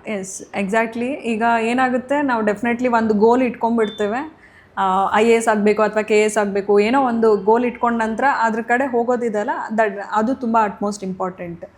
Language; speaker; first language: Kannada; non-native, local second language; Lambadi